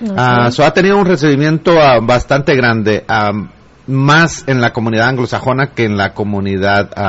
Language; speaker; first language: Spanish; native; Spanish